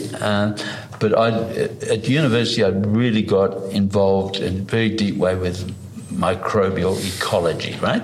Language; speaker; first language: English; native; English